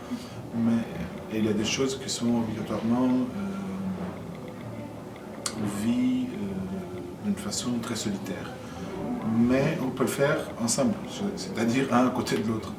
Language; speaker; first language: French; non-native, fluent; Portuguese